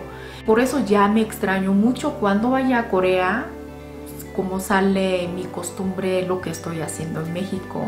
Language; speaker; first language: Spanish; non-native, fluent; Korean